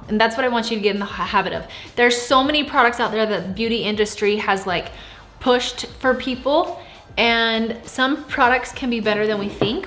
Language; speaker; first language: English; native; English